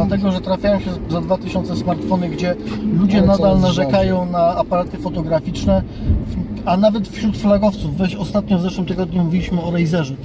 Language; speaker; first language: Polish; native; Polish